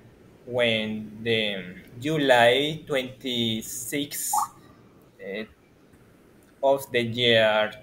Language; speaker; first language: English; non-native, learner; Spanish